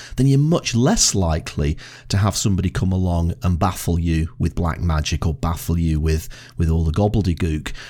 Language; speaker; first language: English; native; English